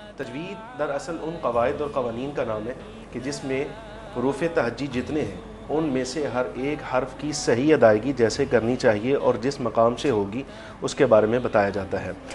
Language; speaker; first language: Urdu; native; Urdu